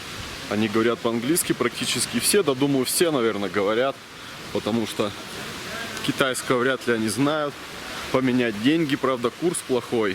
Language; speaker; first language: Russian; native; Russian